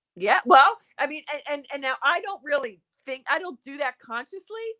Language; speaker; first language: English; native; English